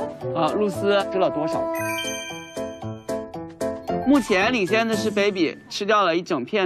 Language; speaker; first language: Chinese; native; Chinese